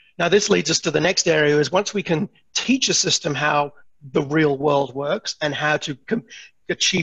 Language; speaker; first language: English; native; English